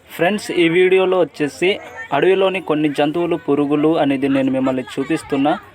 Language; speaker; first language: Telugu; non-native, local second language; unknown